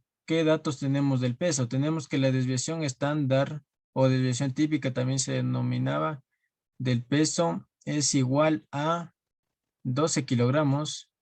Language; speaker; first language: Spanish; native; Spanish